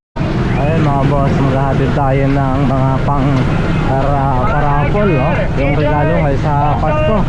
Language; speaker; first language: Filipino; native; Filipino